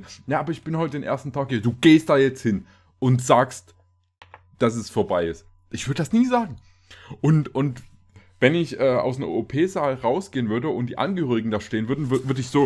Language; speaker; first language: German; native; German